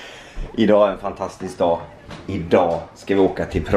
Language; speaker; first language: Swedish; native; Swedish